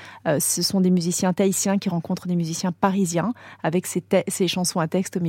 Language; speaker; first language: French; native; French